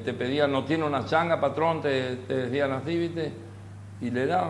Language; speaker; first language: Spanish; native; Spanish